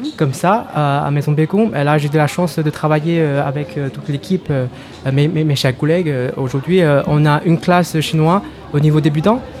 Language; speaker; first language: French; non-native, fluent; Chinese